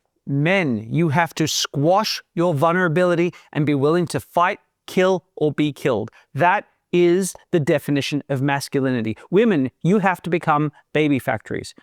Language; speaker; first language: English; native; English